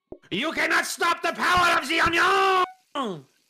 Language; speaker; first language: English; native; English